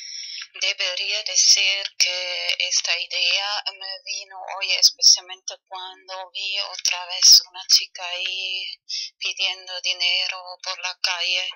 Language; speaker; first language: Spanish; non-native, fluent; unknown